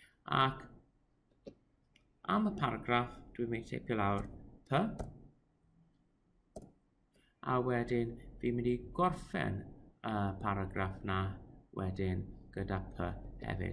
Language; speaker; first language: Welsh; non-native, local second language; English